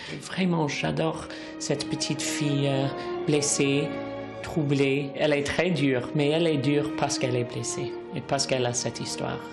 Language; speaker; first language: French; non-native, fluent; English